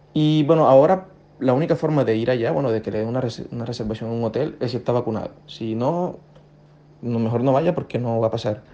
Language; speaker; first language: Spanish; native; Spanish